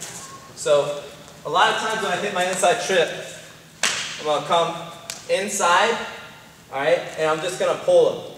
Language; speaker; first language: English; native; English